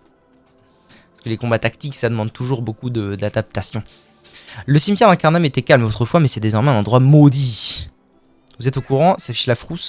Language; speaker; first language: French; native; French